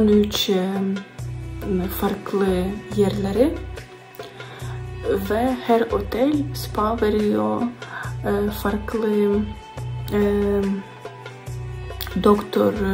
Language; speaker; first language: Turkish; non-native, learner; Ukrainian